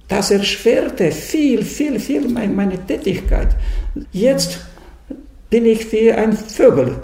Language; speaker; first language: German; non-native, fluent; Romanian